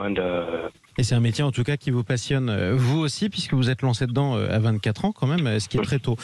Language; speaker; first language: French; native; French